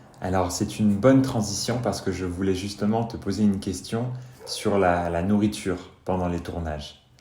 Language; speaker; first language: French; native; French